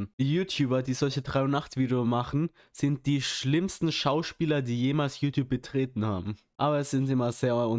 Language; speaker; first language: German; native; German